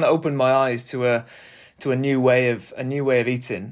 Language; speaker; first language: English; native; English